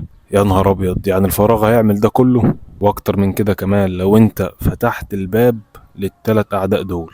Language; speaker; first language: Arabic; native; Arabic